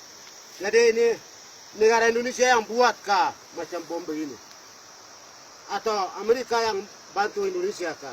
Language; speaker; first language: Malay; non-native, local second language; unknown